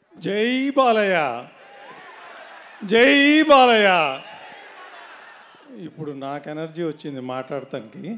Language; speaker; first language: Telugu; native; Telugu